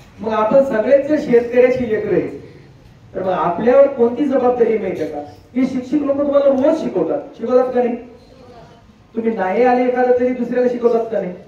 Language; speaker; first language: Marathi; native; Marathi